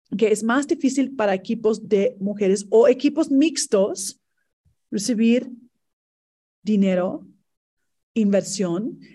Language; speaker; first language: Spanish; non-native, fluent; English